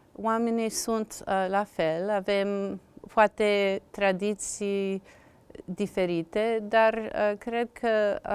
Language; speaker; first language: Romanian; non-native, learner; English